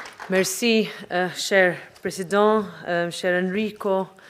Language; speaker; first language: French; non-native, fluent; Maltese